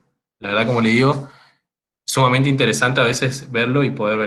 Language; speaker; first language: Spanish; native; Spanish